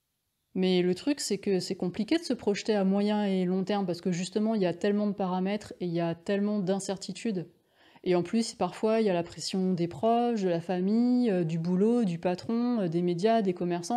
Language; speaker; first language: French; native; French